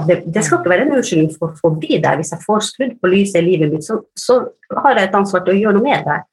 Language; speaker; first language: Norwegian; early bilingual, other home language; Finnish